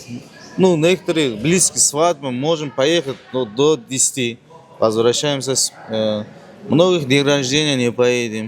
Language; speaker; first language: Russian; non-native, learner; Uzbek